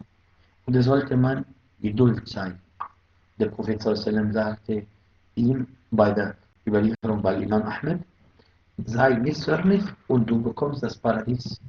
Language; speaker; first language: German; non-native, fluent; Arabic